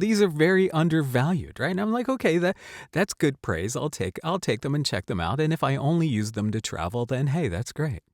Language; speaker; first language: English; native; English